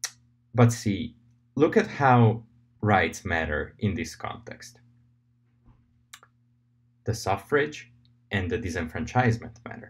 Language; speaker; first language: English; non-native, fluent; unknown